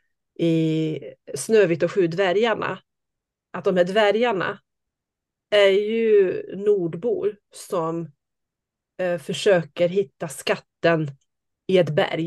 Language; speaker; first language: Swedish; non-native, fluent; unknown